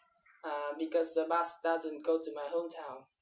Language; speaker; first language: English; non-native, learner; Vietnamese